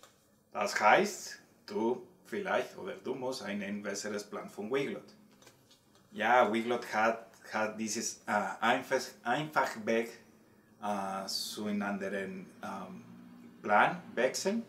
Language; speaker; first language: German; non-native, learner; Spanish